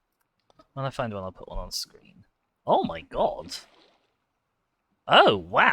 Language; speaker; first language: English; native; English